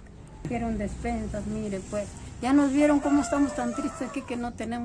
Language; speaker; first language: Spanish; native; Spanish